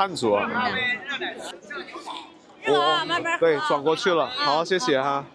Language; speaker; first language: Chinese; non-native, fluent; Indonesian